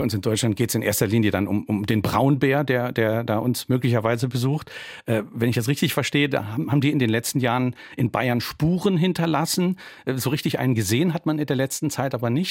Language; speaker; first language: German; native; German